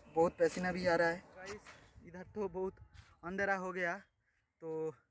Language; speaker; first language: Hindi; non-native, local second language; Bangla